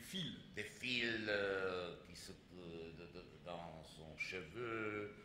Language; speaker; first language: French; non-native, fluent; Czech